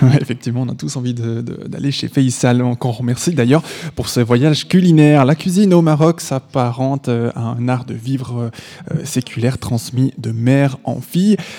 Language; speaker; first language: French; native; French